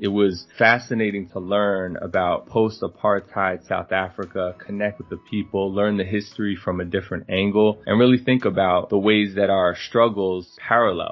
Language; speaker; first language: English; native; English